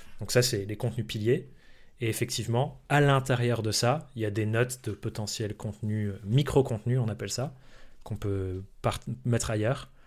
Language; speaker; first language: French; early bilingual, other home language; English